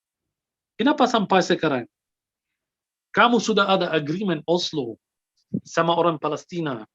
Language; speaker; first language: Indonesian; non-native, fluent; Arabic